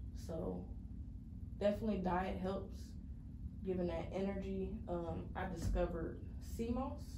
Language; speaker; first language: English; native; English